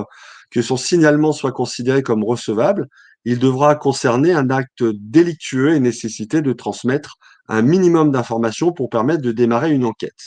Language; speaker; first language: French; native; French